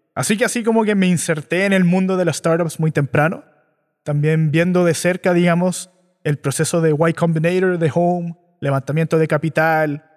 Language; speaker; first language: Spanish; native; Spanish